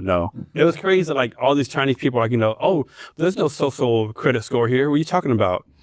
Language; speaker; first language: English; native; English